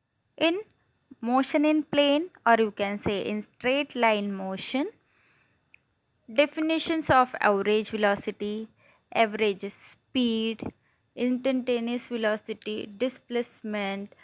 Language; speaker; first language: English; non-native, local second language; Marathi